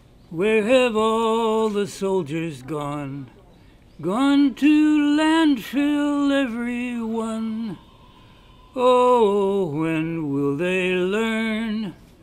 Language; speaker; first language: English; native; English